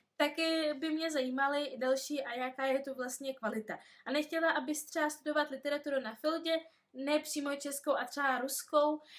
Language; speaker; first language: Czech; early bilingual, other home language; Russian